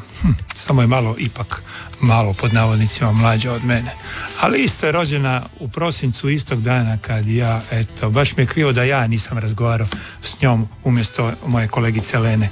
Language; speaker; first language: Serbian; native; Serbian